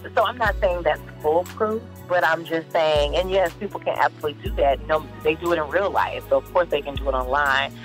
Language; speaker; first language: English; native; English